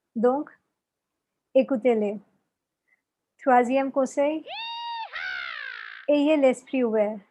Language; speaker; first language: French; non-native, learner; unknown